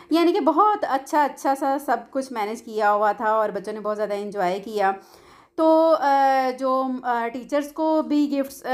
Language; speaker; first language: Urdu; non-native, local second language; Punjabi